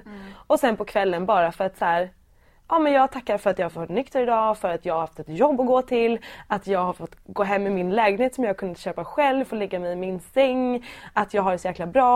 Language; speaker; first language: Swedish; native; Swedish